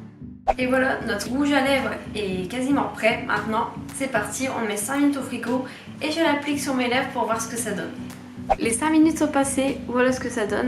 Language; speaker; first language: French; native; French